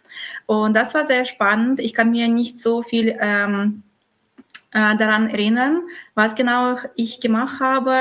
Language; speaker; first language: German; non-native, fluent; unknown